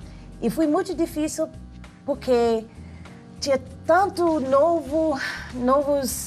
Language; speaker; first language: Portuguese; non-native, fluent; English